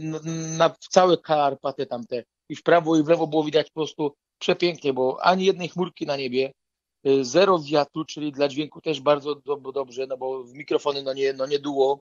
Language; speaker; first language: Polish; native; Polish